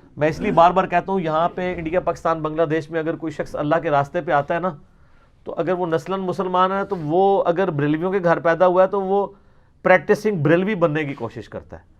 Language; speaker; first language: Urdu; non-native, local second language; Punjabi